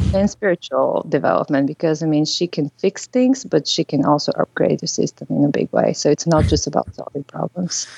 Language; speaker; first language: English; non-native, fluent; Bulgarian